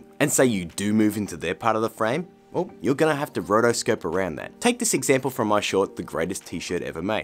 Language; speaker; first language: English; native; English